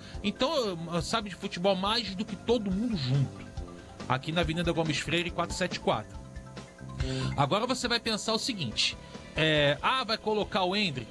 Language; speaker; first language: Portuguese; native; Portuguese